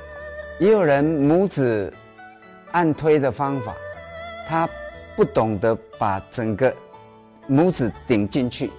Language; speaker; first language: Chinese; native; Chinese